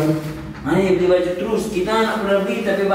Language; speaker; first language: Indonesian; non-native, learner; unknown